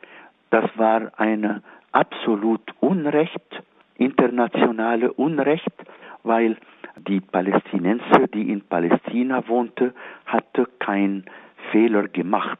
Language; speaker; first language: German; non-native, fluent; Arabic